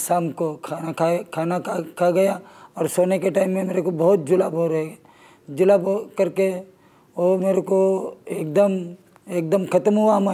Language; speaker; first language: Hindi; non-native, local second language; Marathi